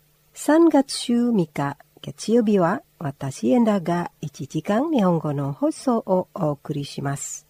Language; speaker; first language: Japanese; non-native, fluent; Indonesian